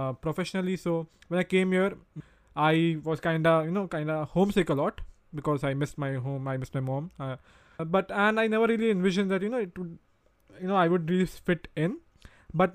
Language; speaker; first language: English; non-native, local second language; Hindi